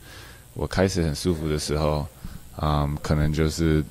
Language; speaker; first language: Chinese; early bilingual, heritage; English